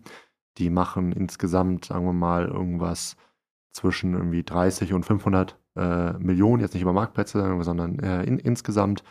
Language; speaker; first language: German; native; German